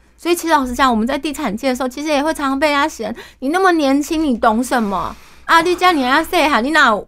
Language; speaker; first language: Chinese; native; Chinese